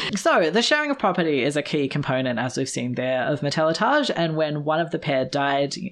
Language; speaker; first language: English; native; English